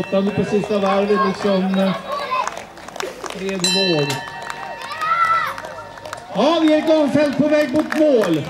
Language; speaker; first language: Swedish; native; Swedish